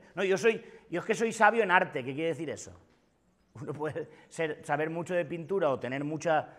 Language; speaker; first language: Spanish; non-native, local second language; Catalan